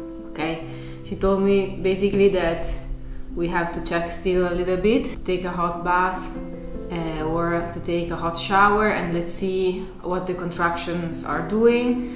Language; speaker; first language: English; non-native, fluent; Italian